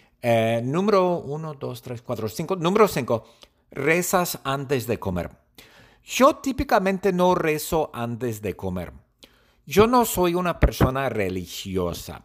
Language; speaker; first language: Spanish; non-native, learner; English